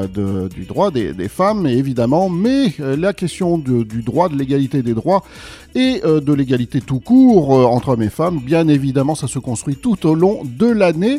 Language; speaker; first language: French; native; French